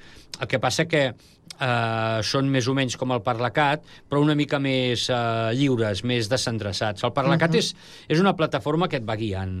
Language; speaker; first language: Catalan; native; Catalan